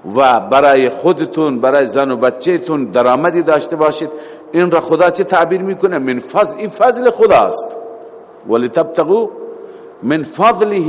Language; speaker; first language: Persian; native; Persian